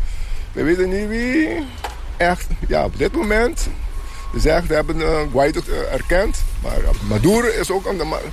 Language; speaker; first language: Dutch; non-native, local second language; Papiamento